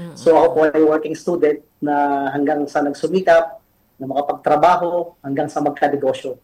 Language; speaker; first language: Filipino; native; Filipino